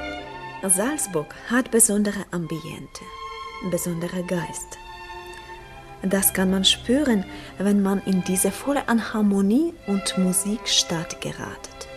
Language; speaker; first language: German; non-native, learner; Ukrainian